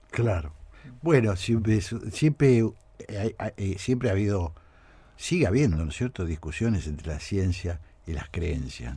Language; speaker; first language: Spanish; native; Spanish